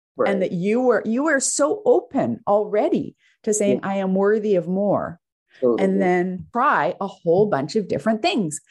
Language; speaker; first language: English; native; English